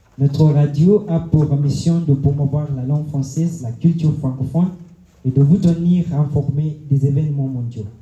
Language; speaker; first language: French; non-native, fluent; Swahili